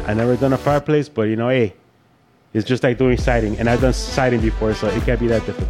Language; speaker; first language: English; early bilingual, other home language; Spanish